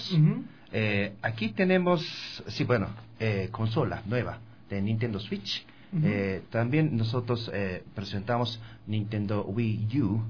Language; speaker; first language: Spanish; non-native, learner; Japanese